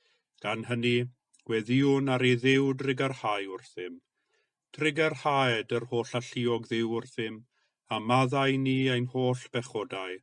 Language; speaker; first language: Welsh; native; Welsh